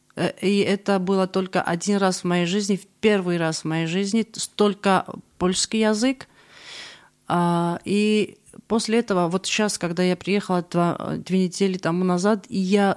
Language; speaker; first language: Russian; non-native, fluent; Georgian